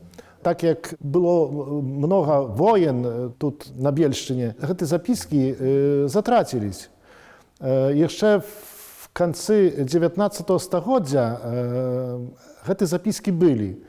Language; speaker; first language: Polish; non-native, local second language; Belarusian